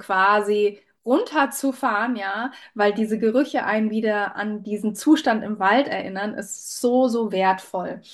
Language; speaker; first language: German; native; German